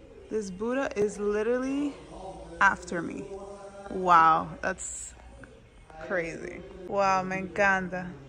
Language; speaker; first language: English; early bilingual, other home language; Spanish